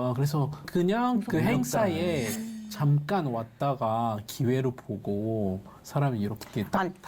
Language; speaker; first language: Korean; non-native, fluent; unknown